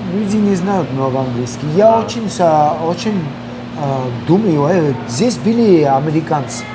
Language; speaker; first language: Russian; non-native, local second language; Armenian